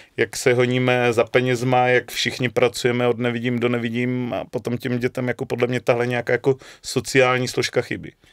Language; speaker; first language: Czech; native; Czech